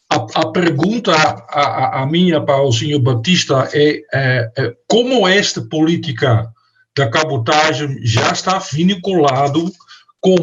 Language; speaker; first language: Portuguese; non-native, fluent; Dutch